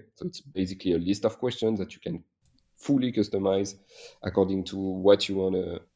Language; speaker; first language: English; non-native, fluent; French